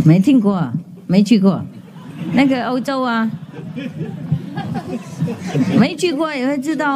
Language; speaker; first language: Chinese; non-native, fluent; Vietnamese